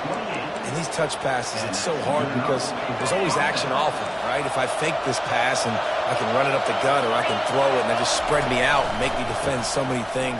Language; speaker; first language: English; native; English